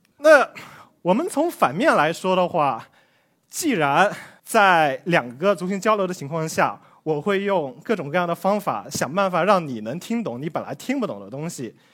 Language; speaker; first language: Chinese; native; Chinese